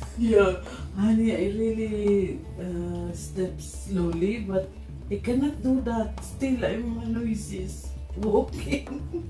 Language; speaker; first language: English; non-native, local second language; Filipino